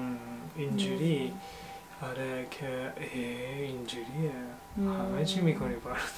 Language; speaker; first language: Persian; non-native, fluent; Japanese